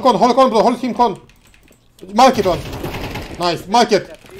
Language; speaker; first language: English; non-native, learner; Romanian